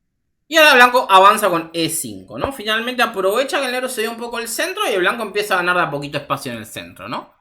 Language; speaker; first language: Spanish; native; Spanish